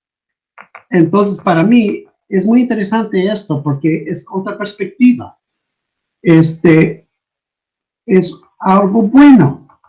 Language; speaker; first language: Spanish; non-native, fluent; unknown